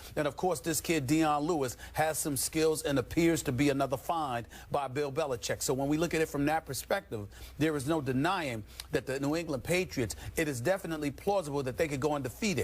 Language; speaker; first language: English; native; English